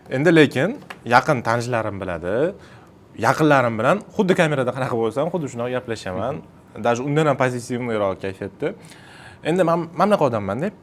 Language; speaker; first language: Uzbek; non-native, local second language; Russian